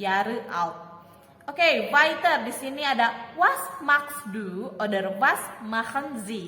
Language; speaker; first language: German; non-native, fluent; Indonesian